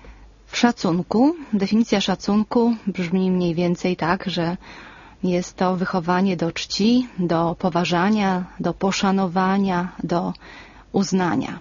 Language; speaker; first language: Polish; native; Polish